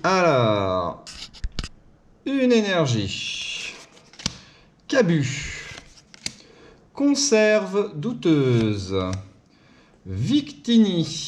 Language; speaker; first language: French; native; French